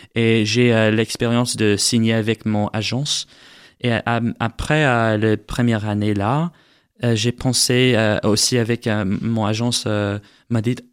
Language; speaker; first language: French; non-native, learner; English